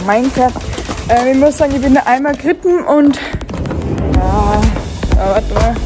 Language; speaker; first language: German; native; German